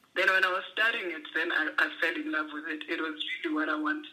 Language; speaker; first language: English; non-native, local second language; Xhosa